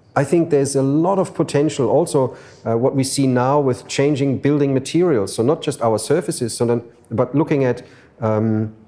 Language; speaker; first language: English; non-native, fluent; German